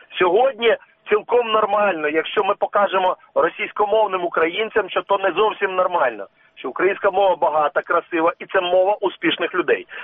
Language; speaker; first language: Ukrainian; native; Ukrainian